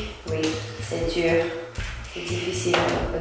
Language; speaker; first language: French; non-native, learner; English